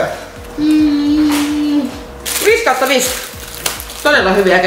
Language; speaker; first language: Finnish; native; Finnish